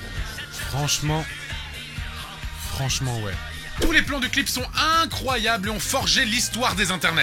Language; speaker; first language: French; native; French